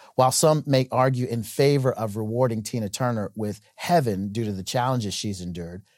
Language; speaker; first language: English; native; English